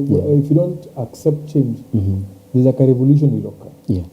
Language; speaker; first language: English; non-native, local second language; Swahili